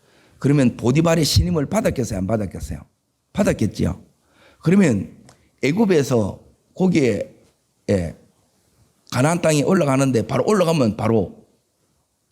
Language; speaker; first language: Korean; native; Korean